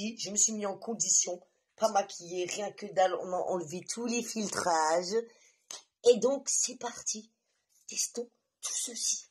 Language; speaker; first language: French; native; French